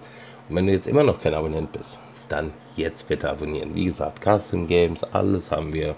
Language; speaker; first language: German; native; German